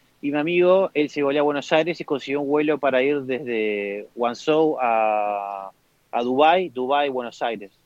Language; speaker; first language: Spanish; native; Spanish